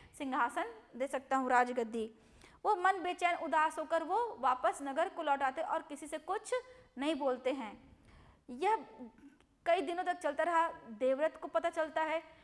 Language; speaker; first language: Hindi; non-native, local second language; Gujarati